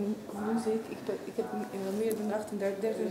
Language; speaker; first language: Dutch; non-native, learner; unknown